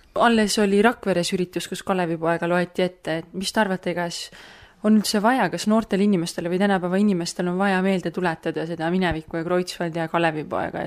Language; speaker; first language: Estonian; native; Estonian